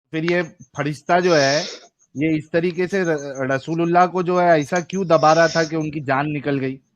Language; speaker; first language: Hindi; native; Hindi